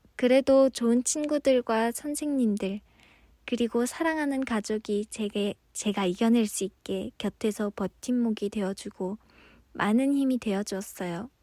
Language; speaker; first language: Korean; early bilingual, other home language; Mongolian